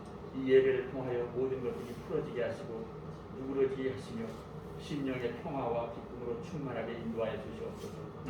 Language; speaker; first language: Korean; native; Korean